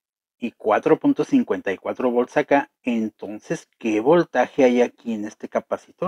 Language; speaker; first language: Spanish; native; Spanish